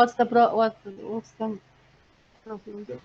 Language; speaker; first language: English; non-native, learner; Arabic